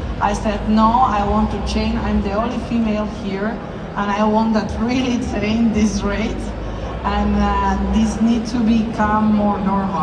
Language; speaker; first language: English; non-native, learner; Spanish